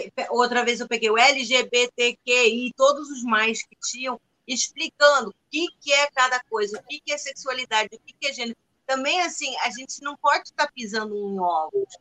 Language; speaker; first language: Portuguese; non-native, fluent; Spanish